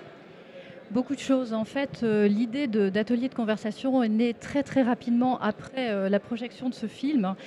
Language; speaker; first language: French; native; French